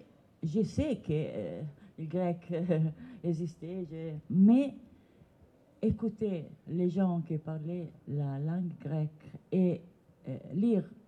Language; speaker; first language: French; non-native, learner; Italian